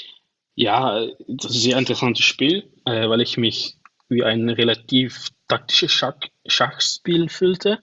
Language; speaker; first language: German; non-native, learner; Dutch